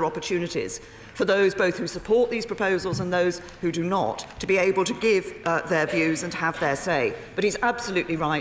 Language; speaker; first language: English; native; English